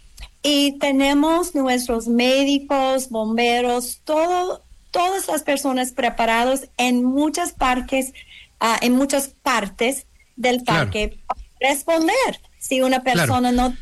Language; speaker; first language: Spanish; non-native, learner; English